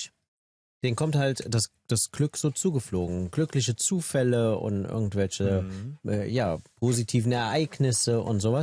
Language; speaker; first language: German; native; German